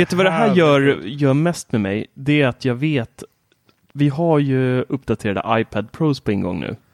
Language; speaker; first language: Swedish; native; Swedish